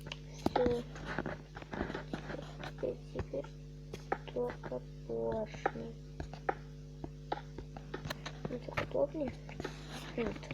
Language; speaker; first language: Russian; native; Russian